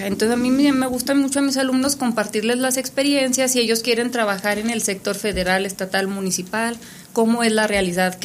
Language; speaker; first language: Spanish; native; Spanish